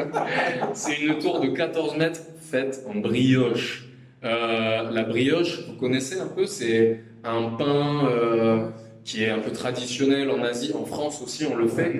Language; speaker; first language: French; native; French